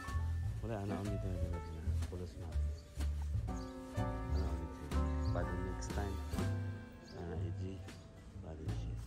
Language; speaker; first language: Arabic; non-native, learner; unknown